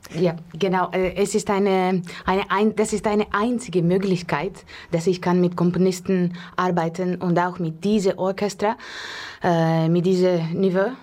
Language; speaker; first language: German; non-native, learner; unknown